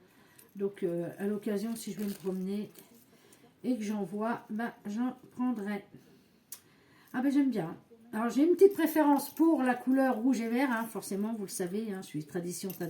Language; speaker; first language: French; native; French